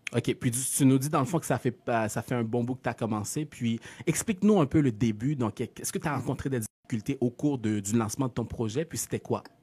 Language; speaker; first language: French; native; French